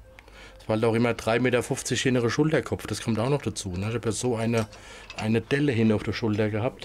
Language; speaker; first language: German; native; German